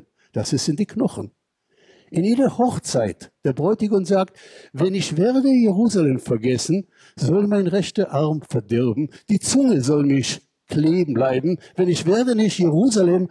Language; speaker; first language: German; non-native, fluent; Hebrew